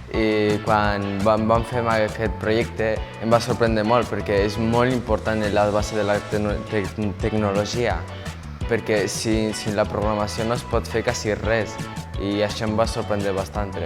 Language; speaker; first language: Catalan; non-native, local second language; Spanish